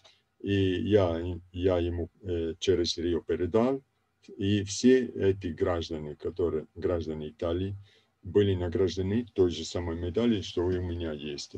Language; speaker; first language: Russian; non-native, fluent; Italian